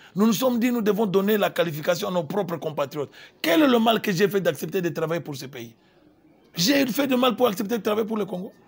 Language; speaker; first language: French; non-native, local second language; Lingala